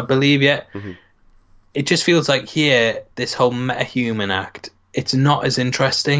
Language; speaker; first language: English; native; English